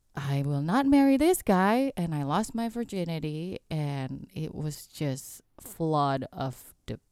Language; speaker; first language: English; non-native, fluent; Indonesian